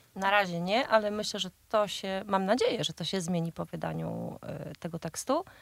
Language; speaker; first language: Polish; native; Polish